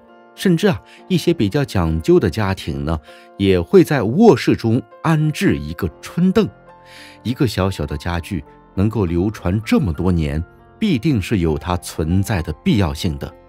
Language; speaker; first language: Chinese; native; Chinese